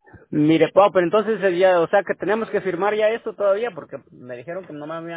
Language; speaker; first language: Spanish; native; Spanish